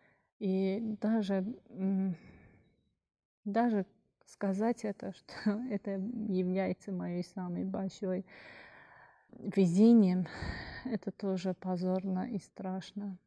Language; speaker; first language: Russian; non-native, fluent; Azerbaijani